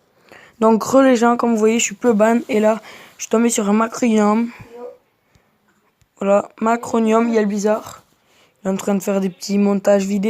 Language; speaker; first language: French; native; French